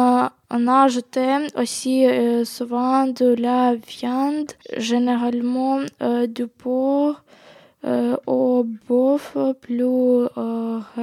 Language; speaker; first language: French; non-native, learner; Ukrainian